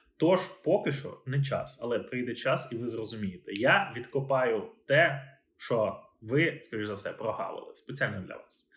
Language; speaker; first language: Ukrainian; native; Ukrainian